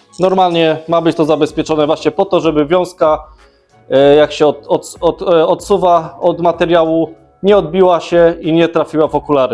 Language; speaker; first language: Polish; native; Polish